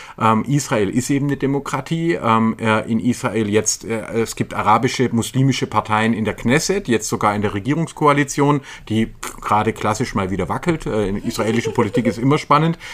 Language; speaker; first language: German; native; German